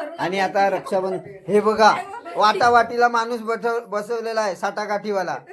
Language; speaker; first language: Marathi; non-native, local second language; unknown